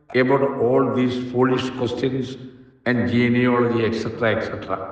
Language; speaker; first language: English; non-native, local second language; Malayalam